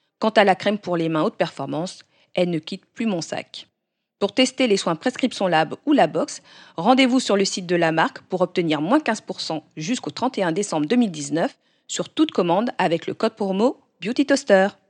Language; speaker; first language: French; native; French